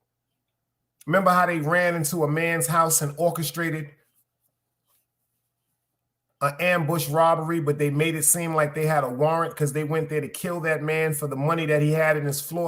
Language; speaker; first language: English; native; English